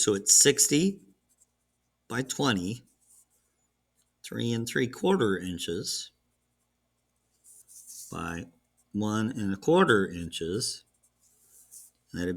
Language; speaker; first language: English; native; English